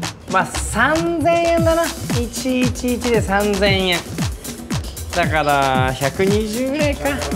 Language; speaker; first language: Japanese; native; Japanese